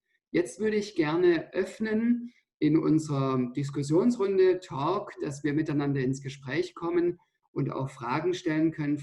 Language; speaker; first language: German; native; German